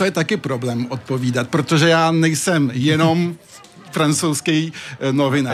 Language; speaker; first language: Czech; early bilingual, heritage; French